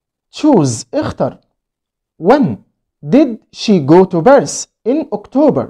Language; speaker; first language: English; non-native, fluent; Arabic